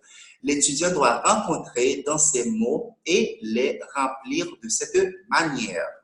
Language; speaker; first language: French; non-native, local second language; Haitian Creole